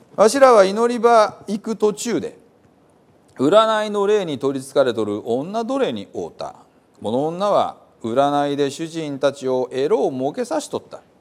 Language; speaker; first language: Japanese; native; Japanese